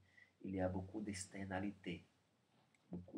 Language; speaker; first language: French; non-native, learner; Portuguese